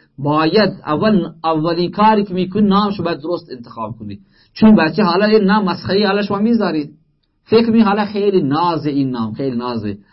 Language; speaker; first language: Persian; native; Persian